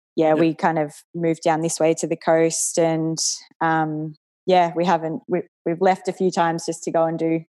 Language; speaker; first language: English; native; English